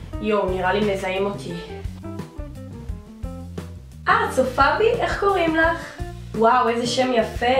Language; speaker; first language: Hebrew; native; Hebrew